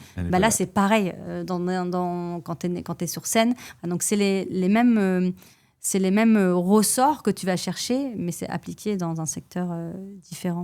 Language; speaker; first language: French; native; French